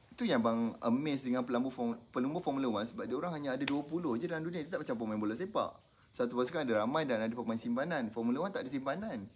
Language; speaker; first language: Malay; native; Malay